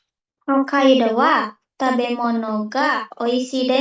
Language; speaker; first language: Japanese; non-native, learner; Indonesian